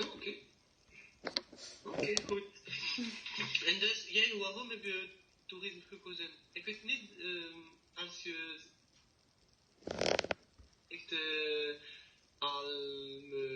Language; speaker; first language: Dutch; non-native, learner; French